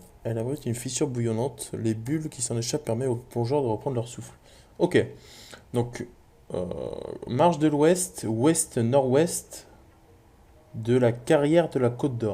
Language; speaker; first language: French; native; French